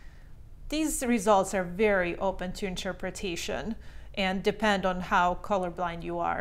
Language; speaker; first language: English; native; English